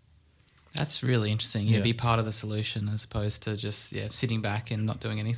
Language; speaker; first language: English; native; English